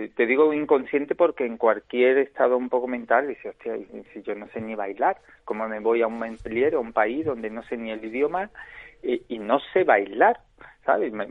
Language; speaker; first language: Spanish; native; Spanish